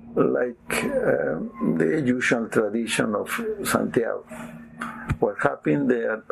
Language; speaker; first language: English; non-native, fluent; Spanish